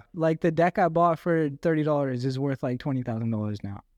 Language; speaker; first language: English; native; English